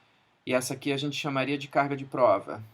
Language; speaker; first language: Portuguese; native; Portuguese